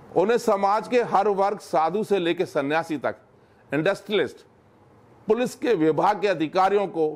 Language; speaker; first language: Hindi; native; Hindi